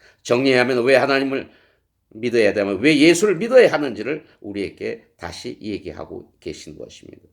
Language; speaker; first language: Korean; native; Korean